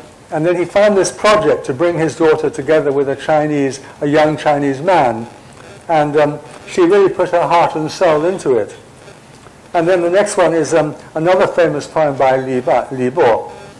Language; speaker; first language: English; native; English